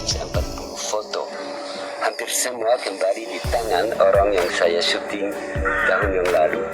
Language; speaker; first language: Indonesian; non-native, learner; French